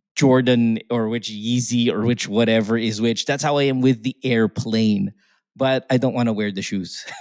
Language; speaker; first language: English; non-native, local second language; Filipino